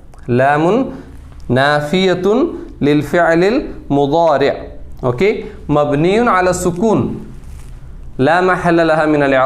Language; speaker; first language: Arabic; non-native, fluent; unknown